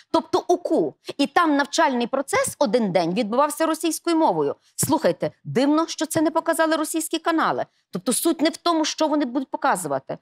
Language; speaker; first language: Ukrainian; native; Ukrainian